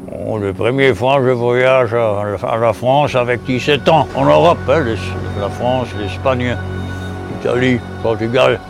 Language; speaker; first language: French; non-native, learner; German